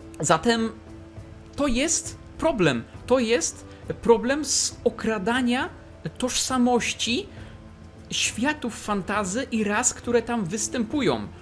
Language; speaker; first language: Polish; native; Polish